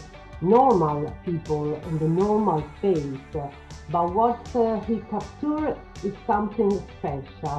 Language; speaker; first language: English; non-native, learner; Italian